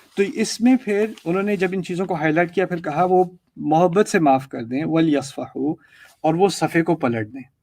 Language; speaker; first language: Urdu; early bilingual, heritage; Urdu